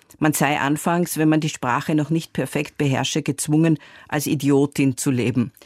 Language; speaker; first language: German; native; German